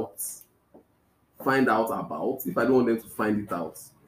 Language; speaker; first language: English; non-native, local second language; Igbo